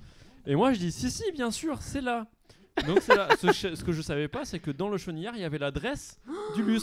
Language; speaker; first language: French; native; French